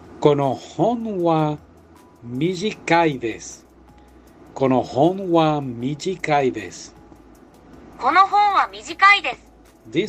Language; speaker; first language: Japanese; non-native, learner; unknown